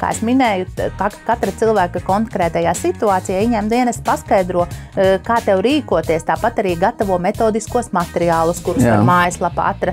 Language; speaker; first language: Latvian; native; Latvian